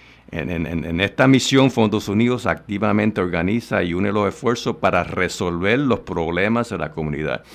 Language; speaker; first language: Spanish; native; Spanish